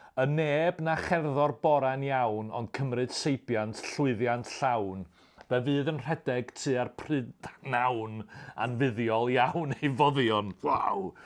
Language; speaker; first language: Welsh; native; Welsh